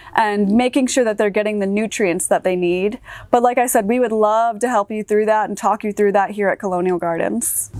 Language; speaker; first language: English; native; English